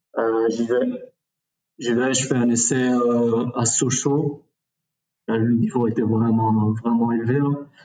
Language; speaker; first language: French; early bilingual, other home language; Arabic